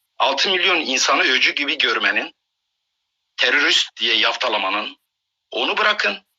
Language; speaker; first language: Turkish; non-native, local second language; Kurdish